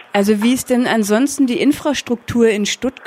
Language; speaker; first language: German; native; German